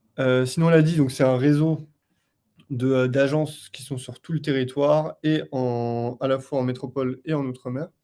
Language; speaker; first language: French; native; French